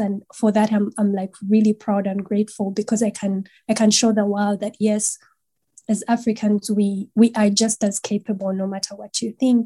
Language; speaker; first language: English; non-native, local second language; Nyankole